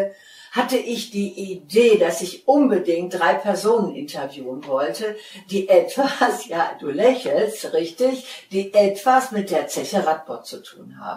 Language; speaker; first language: German; native; German